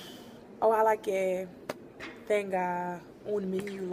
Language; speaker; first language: Spanish; non-native, learner; English